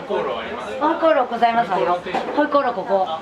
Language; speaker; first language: Japanese; native; Japanese